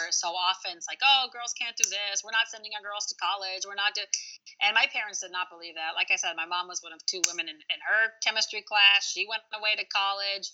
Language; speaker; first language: English; early bilingual, other home language; Arabic